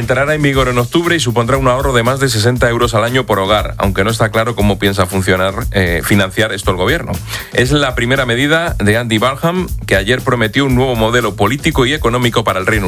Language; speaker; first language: Spanish; native; Spanish